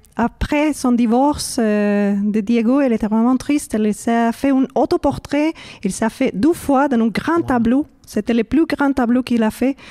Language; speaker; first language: French; non-native, learner; Spanish